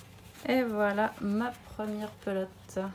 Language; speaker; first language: French; native; French